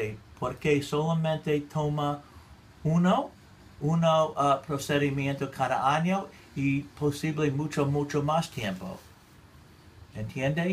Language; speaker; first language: Spanish; non-native, learner; English